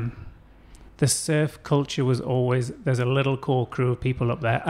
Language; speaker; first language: English; native; English